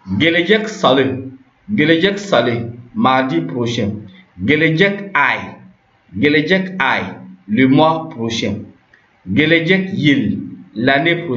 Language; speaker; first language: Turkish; non-native, learner; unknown